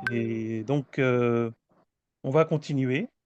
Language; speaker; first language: French; non-native, fluent; Bangla